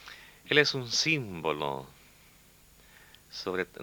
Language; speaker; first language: Spanish; native; Spanish